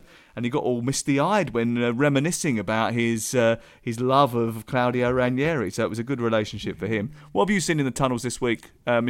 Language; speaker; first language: English; native; English